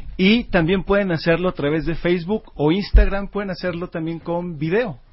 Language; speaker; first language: Spanish; native; Spanish